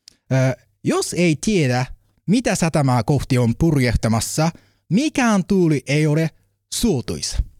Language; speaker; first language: Finnish; non-native, fluent; Japanese